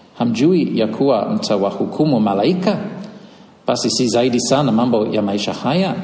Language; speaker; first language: Swahili; non-native, fluent; English